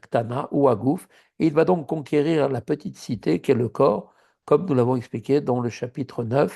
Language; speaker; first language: French; native; French